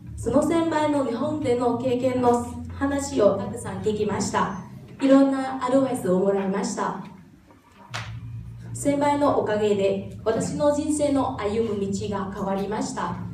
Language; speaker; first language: Japanese; non-native, fluent; Vietnamese